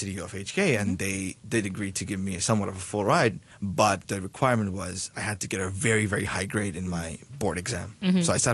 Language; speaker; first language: English; non-native, local second language; Bangla